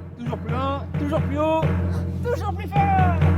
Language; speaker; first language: French; native; French